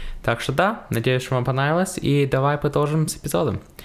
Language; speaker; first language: Russian; early bilingual, heritage; Russian